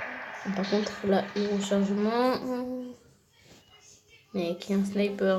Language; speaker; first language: French; native; French